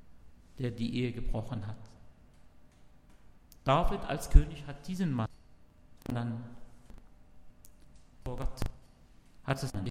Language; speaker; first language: German; non-native, learner; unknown